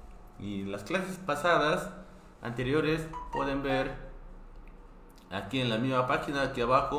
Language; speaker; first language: Spanish; non-native, fluent; Korean